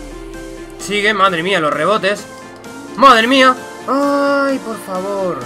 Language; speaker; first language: Spanish; native; Spanish